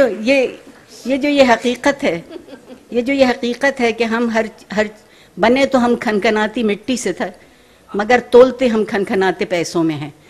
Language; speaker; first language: Urdu; native; Urdu